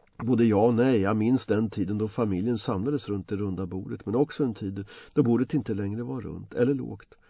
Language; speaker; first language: Swedish; non-native, fluent; Bosnian